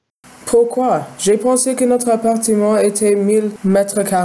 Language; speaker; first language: French; non-native, learner; English